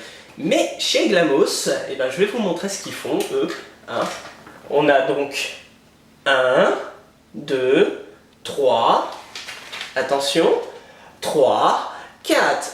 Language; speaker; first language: French; native; French